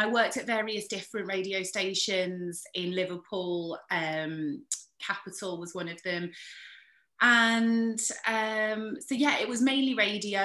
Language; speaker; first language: English; native; English